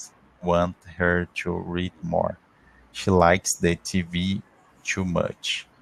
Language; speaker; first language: English; non-native, learner; Portuguese